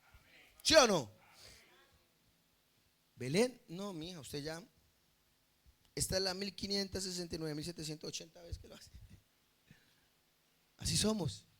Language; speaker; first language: Spanish; native; Spanish